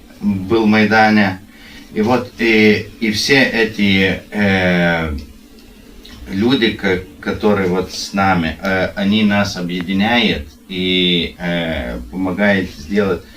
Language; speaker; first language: Russian; non-native, learner; Lithuanian